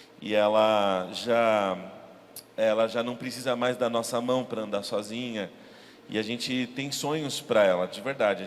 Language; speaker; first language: Portuguese; native; Portuguese